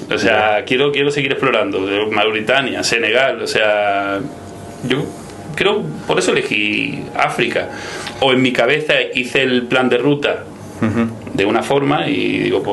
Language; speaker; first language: Spanish; native; Spanish